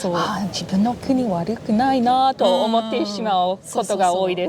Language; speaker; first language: Japanese; non-native, fluent; English